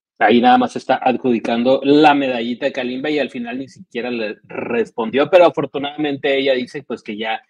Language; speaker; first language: Spanish; native; Spanish